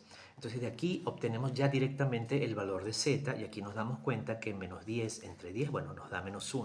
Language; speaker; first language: Spanish; native; Spanish